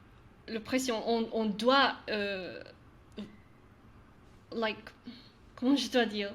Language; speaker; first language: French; non-native, learner; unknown